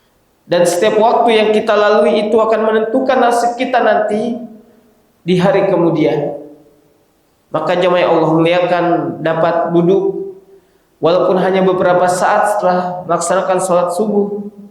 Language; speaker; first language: Indonesian; native; Indonesian